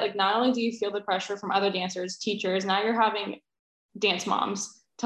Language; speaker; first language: English; native; English